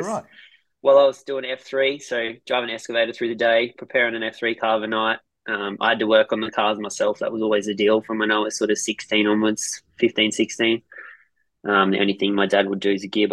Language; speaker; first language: English; native; English